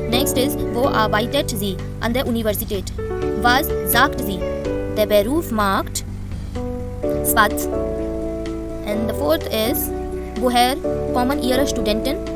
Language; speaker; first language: German; non-native, fluent; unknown